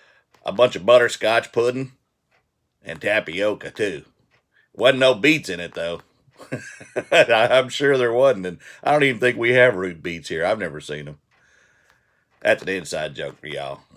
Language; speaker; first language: English; native; English